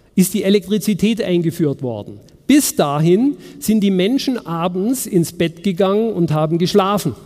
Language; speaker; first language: German; native; German